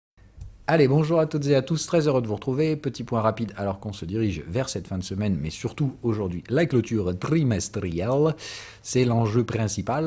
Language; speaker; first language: French; native; French